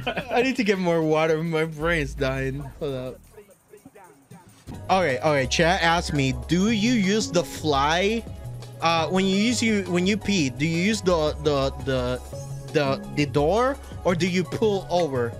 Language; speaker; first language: English; early bilingual, other home language; Spanish